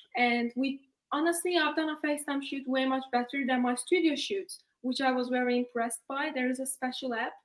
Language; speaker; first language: English; non-native, fluent; Turkish